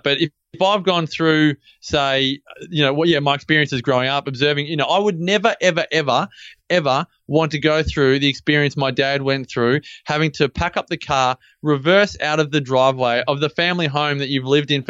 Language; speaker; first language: English; native; English